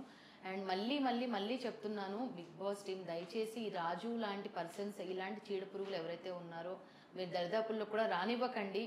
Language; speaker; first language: Telugu; native; Telugu